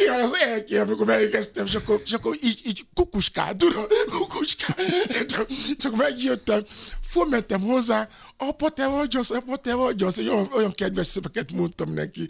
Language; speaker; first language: Hungarian; non-native, learner; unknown